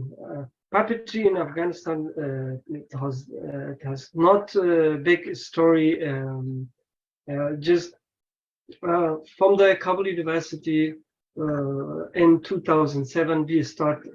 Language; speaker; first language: English; non-native, learner; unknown